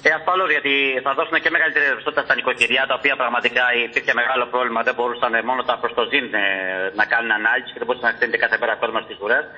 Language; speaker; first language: Greek; native; Greek